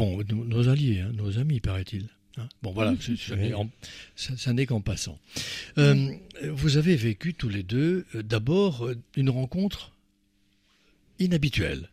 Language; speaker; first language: French; native; French